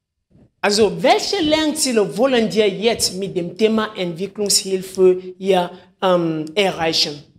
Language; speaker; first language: German; non-native, fluent; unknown